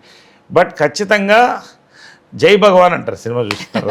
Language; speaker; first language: Telugu; native; Telugu